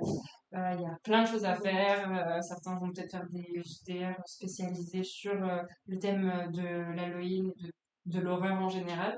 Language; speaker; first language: French; native; French